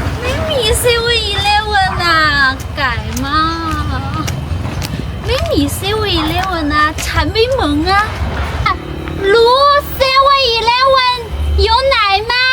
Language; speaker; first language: Thai; non-native, learner; Chinese